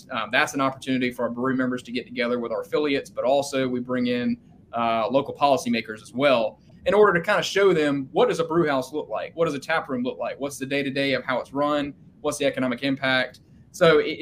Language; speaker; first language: English; native; English